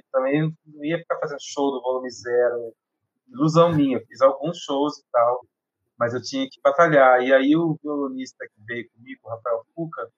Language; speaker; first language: Portuguese; native; Portuguese